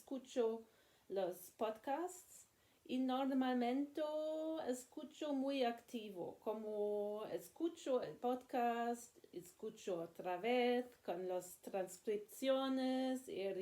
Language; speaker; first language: Spanish; non-native, learner; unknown